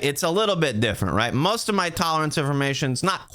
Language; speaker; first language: English; native; English